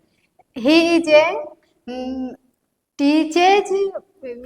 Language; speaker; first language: English; non-native, learner; Hindi